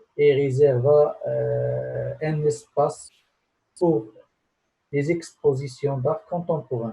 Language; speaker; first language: French; non-native, local second language; Arabic